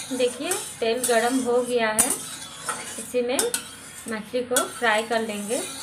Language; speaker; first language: Hindi; non-native, local second language; Bangla